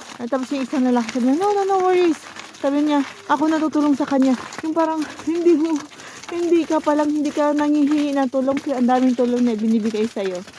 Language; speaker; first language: Filipino; non-native, local second language; Cebuano